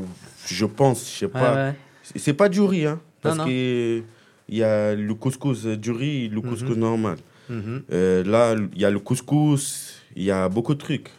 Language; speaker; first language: French; early bilingual, other home language; Kabuverdianu